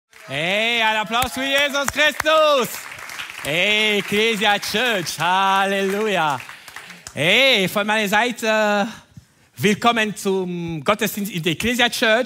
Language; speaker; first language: German; non-native, fluent; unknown